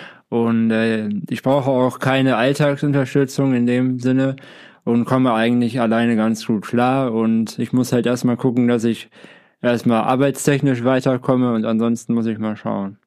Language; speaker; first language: German; native; German